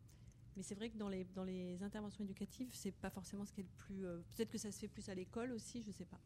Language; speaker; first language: French; native; French